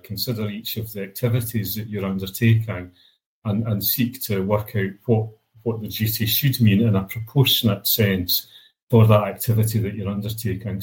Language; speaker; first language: English; native; English